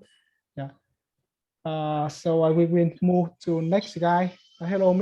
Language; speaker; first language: English; non-native, learner; Vietnamese